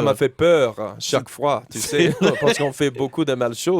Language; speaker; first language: French; non-native, fluent; English